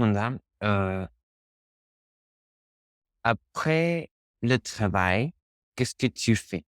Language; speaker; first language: French; non-native, learner; Spanish